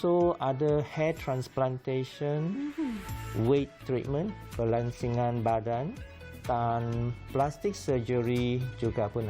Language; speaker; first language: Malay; non-native, local second language; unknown